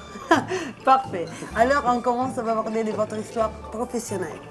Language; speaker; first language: French; non-native, learner; Italian